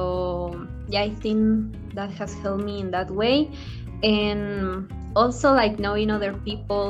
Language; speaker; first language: English; non-native, fluent; Spanish